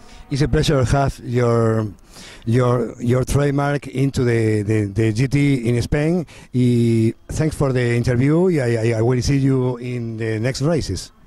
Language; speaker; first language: English; non-native, learner; Spanish